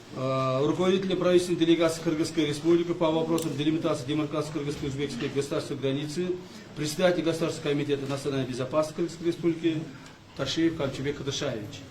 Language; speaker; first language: Russian; non-native, local second language; Kyrgyz